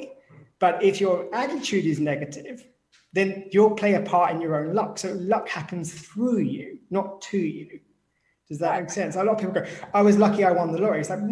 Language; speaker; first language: English; native; English